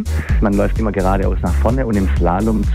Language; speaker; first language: German; native; German